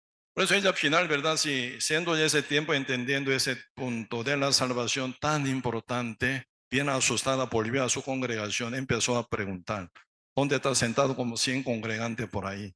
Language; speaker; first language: Spanish; non-native, learner; Korean